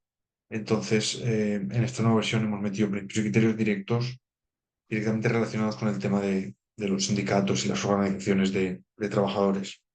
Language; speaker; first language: Spanish; native; Spanish